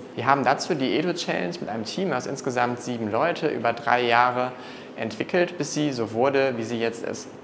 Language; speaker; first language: German; native; German